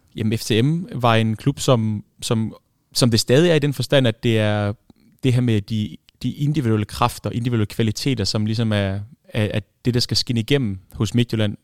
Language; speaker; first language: Danish; early bilingual, other home language; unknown